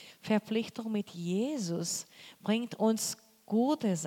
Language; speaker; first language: German; non-native, learner; Portuguese